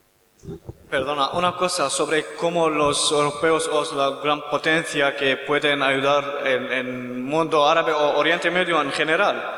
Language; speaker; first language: Spanish; non-native, learner; Kurdish